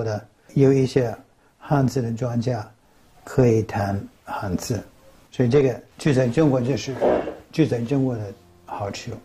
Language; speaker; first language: Chinese; non-native, fluent; English